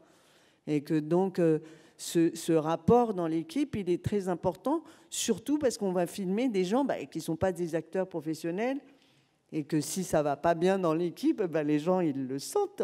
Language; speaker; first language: French; native; French